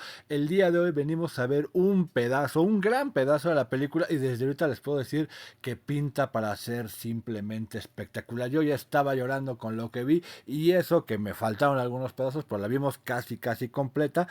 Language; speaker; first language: Spanish; native; Spanish